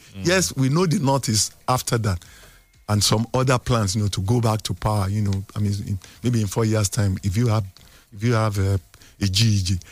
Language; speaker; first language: English; non-native, local second language; Yoruba